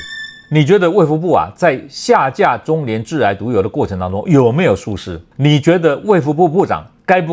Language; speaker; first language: Chinese; native; Chinese